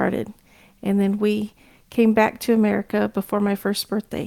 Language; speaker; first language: English; native; English